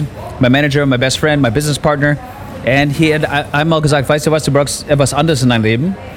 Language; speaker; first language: German; non-native, learner; English